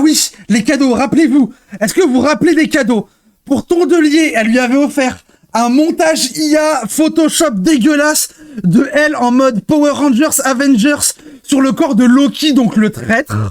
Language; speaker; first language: French; native; French